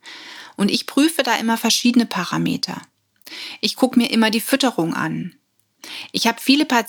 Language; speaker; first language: German; native; German